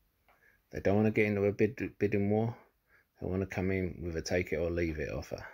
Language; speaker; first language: English; native; English